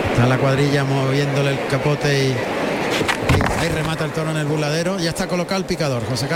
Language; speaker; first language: Spanish; native; Spanish